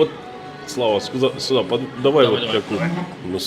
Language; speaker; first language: Russian; native; Russian